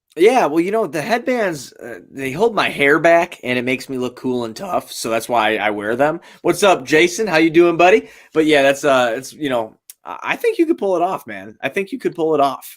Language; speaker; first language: English; native; English